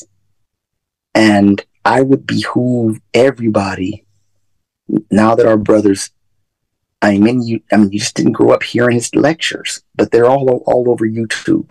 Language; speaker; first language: English; native; English